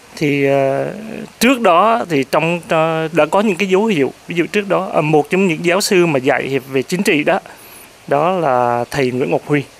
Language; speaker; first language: Vietnamese; native; Vietnamese